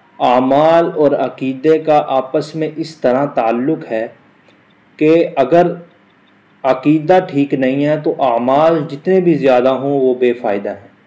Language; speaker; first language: Urdu; non-native, local second language; Punjabi